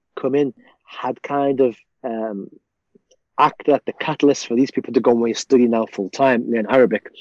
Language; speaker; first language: English; native; English